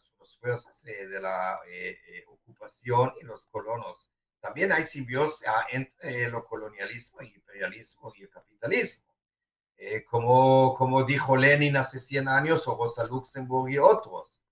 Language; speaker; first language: Spanish; non-native, fluent; Hebrew